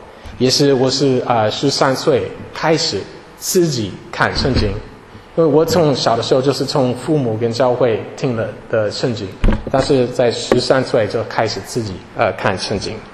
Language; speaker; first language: Chinese; non-native, fluent; English